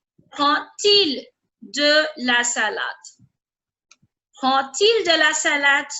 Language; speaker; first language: French; non-native, fluent; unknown